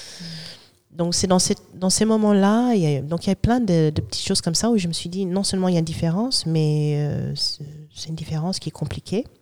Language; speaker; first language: French; non-native, fluent; English